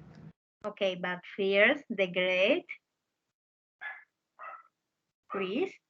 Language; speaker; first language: English; non-native, fluent; Spanish